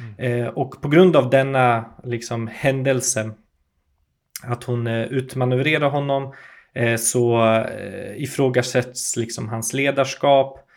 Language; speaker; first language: Swedish; native; Swedish